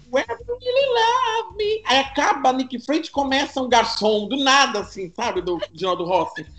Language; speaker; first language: Portuguese; native; Portuguese